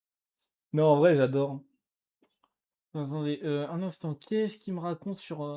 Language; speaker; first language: French; native; French